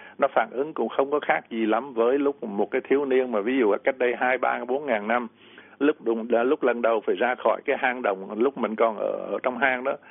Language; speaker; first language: Vietnamese; native; Vietnamese